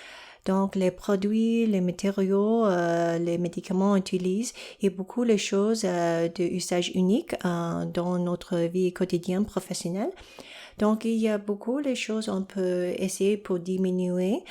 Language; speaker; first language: French; non-native, local second language; English